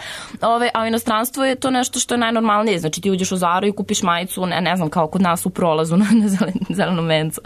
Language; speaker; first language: Serbian; native; Serbian